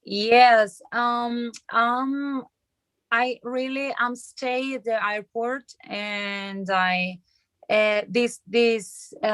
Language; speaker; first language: English; non-native, learner; Spanish